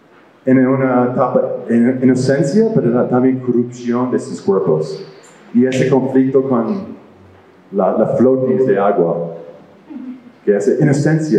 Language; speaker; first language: Spanish; non-native, fluent; English